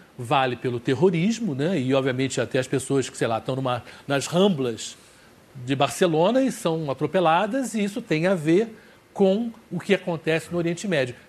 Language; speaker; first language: Portuguese; native; Portuguese